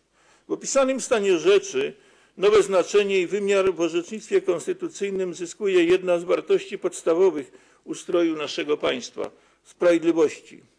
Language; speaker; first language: Polish; native; Polish